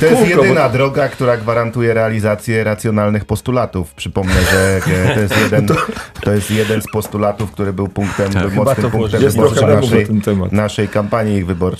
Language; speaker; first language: Polish; native; Polish